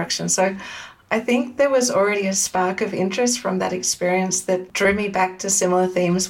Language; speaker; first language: English; native; English